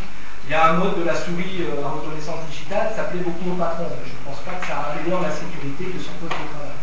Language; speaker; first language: French; native; French